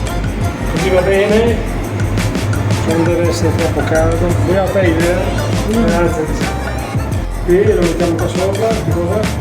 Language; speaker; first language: Italian; non-native, learner; Chinese